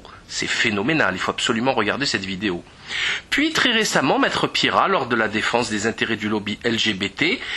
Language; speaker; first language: French; native; French